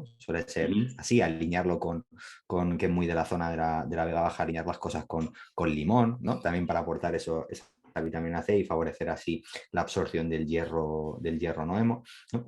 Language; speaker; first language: Spanish; native; Spanish